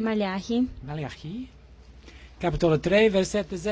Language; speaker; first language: Romanian; non-native, learner; English